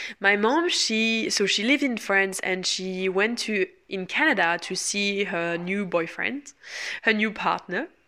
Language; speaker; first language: English; non-native, fluent; French